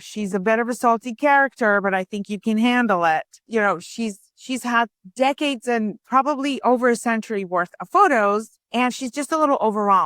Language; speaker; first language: English; early bilingual, other home language; Persian